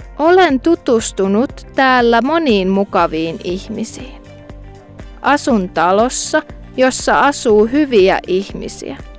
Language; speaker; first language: Finnish; non-native, learner; Arabic